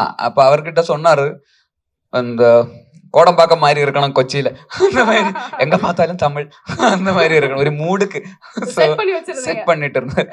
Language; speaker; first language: Tamil; non-native, local second language; Malayalam